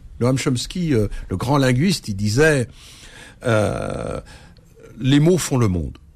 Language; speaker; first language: French; early bilingual, other home language; Arabic